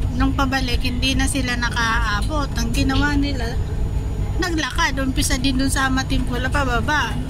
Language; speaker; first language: Filipino; native; Filipino